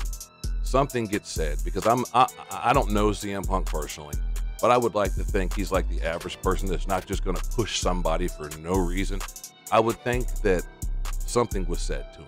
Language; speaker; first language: English; native; English